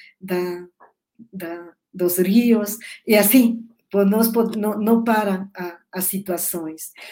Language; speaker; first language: Spanish; native; Spanish